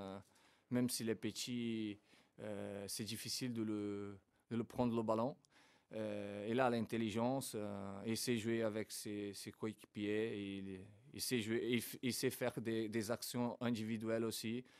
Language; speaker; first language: French; non-native, fluent; Portuguese